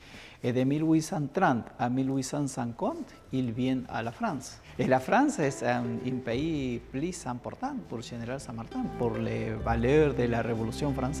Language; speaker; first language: French; non-native, learner; Spanish